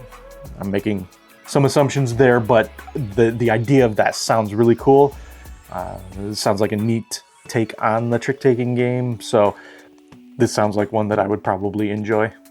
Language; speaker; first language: English; native; English